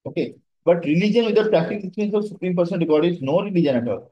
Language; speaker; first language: English; non-native, local second language; Bangla